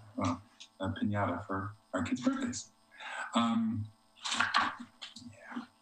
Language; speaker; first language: English; native; English